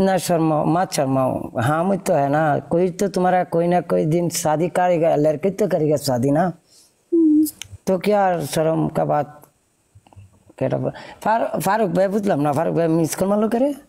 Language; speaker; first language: Hindi; non-native, fluent; Bangla